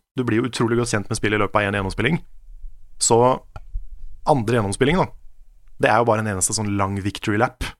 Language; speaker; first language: Norwegian; native; Norwegian